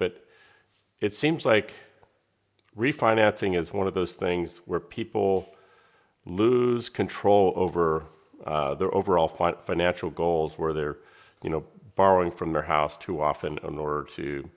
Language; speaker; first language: English; native; English